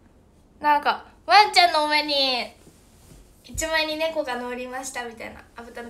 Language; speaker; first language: Japanese; native; Japanese